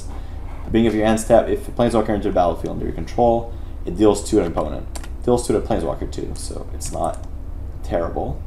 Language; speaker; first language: English; non-native, local second language; French